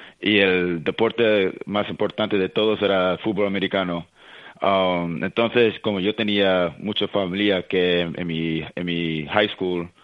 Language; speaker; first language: Spanish; early bilingual, heritage; Spanish